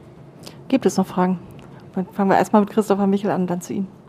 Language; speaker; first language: German; native; German